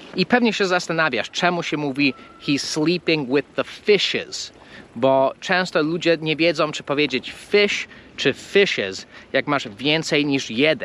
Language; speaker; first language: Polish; non-native, fluent; English